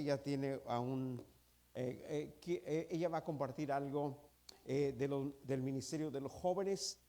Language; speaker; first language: Spanish; native; Spanish